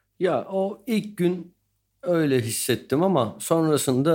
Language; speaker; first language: Turkish; native; Turkish